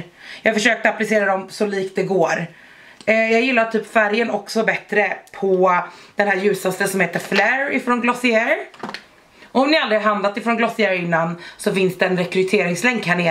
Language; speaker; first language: Swedish; native; Swedish